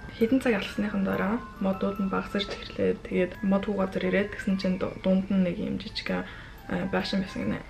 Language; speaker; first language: Mongolian; early bilingual, heritage; Mongolian